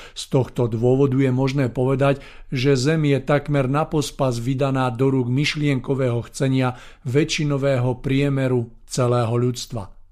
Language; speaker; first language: Slovak; native; Slovak